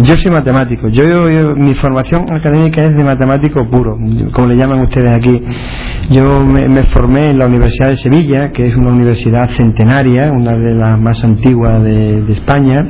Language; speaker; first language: Spanish; native; Spanish